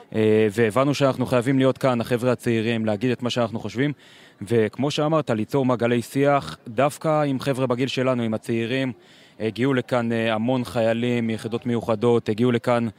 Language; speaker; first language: Hebrew; native; Hebrew